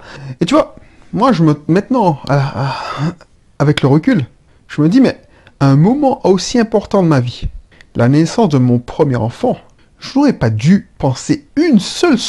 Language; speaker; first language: French; native; French